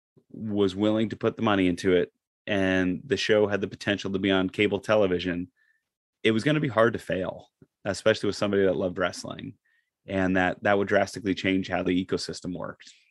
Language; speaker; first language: English; native; English